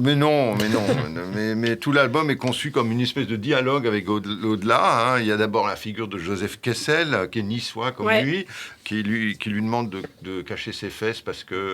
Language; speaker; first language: French; native; French